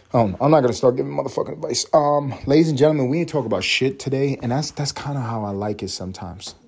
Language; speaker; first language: English; native; English